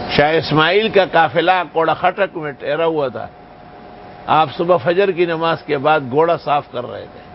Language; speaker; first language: Urdu; non-native, local second language; Pashto